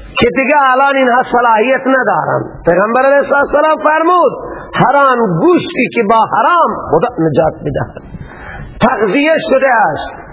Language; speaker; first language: Persian; native; Persian